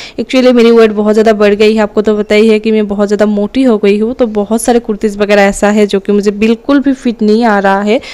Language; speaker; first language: Hindi; non-native, local second language; Assamese